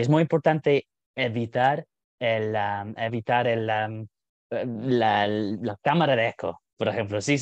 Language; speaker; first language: Spanish; non-native, fluent; English